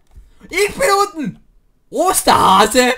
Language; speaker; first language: German; native; German